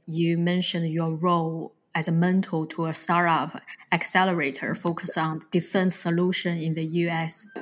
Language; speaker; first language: English; non-native, fluent; Chinese